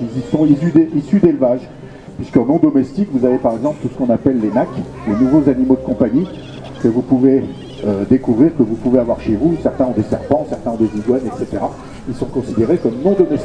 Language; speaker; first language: French; native; French